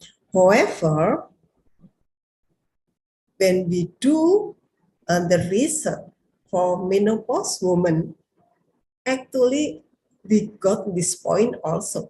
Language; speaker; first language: English; non-native, learner; Indonesian